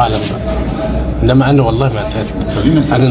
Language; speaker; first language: Arabic; native; Arabic